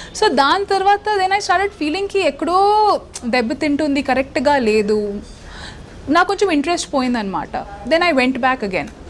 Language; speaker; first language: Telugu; non-native, local second language; Hindi